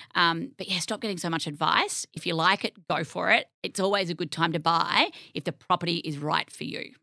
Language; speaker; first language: English; native; English